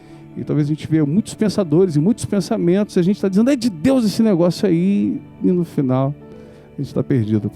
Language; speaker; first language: Portuguese; native; Portuguese